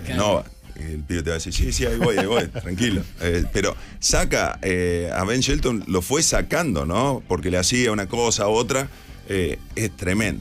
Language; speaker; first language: Spanish; native; Spanish